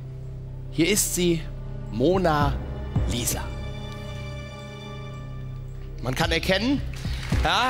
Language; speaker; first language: German; native; German